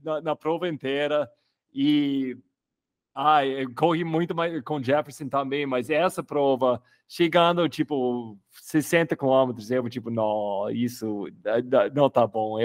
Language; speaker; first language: Portuguese; non-native, fluent; English